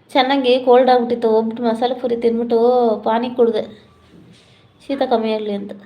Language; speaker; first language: Kannada; non-native, local second language; Malayalam